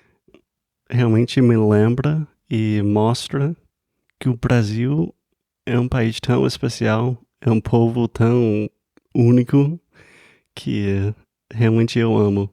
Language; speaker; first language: Portuguese; non-native, fluent; English